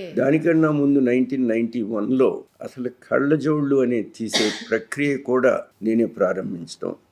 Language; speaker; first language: Telugu; native; Telugu